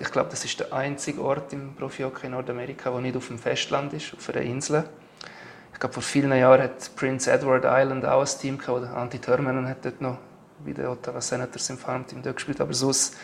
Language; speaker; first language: German; native; German